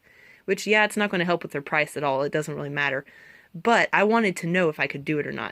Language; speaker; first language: English; native; English